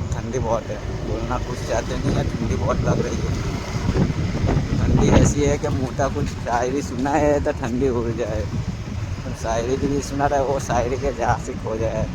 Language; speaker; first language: Hindi; non-native, local second language; Gujarati